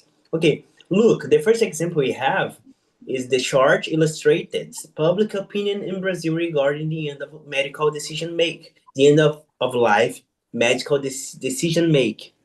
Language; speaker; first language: English; non-native, fluent; Portuguese